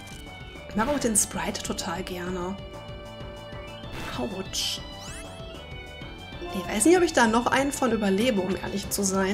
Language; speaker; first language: German; native; German